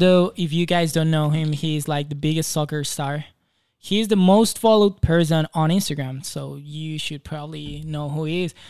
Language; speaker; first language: English; non-native, fluent; Spanish